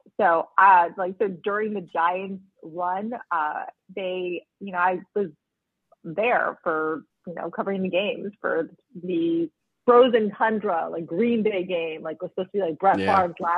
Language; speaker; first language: English; early bilingual, other home language; Spanish